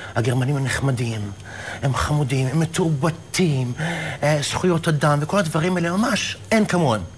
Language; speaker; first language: Hebrew; native; Hebrew